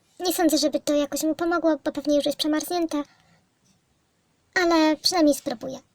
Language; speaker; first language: Polish; native; Polish